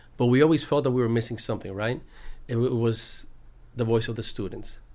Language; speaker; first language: English; early bilingual, other home language; Spanish